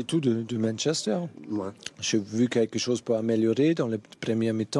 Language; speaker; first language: French; non-native, fluent; German